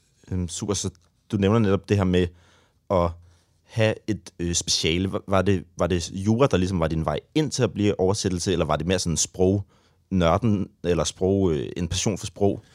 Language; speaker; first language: Danish; native; Danish